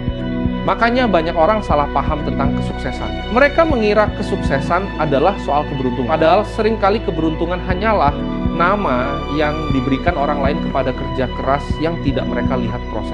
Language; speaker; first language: Indonesian; native; Indonesian